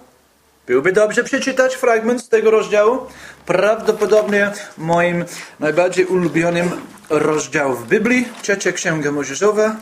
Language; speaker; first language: Polish; non-native, fluent; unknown